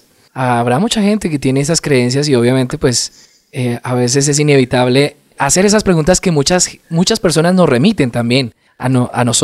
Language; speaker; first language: Spanish; native; Spanish